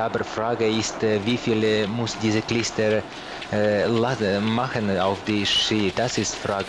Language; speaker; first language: German; non-native, learner; Russian